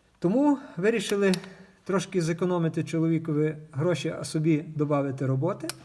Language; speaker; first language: Ukrainian; native; Ukrainian